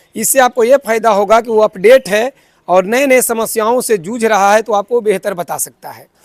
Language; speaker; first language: Hindi; native; Hindi